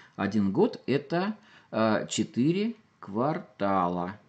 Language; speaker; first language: Russian; native; Russian